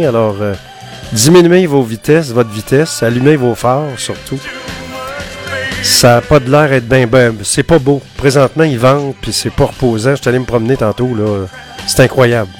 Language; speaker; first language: French; native; French